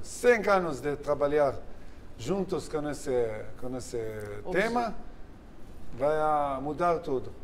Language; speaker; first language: Portuguese; non-native, learner; Hebrew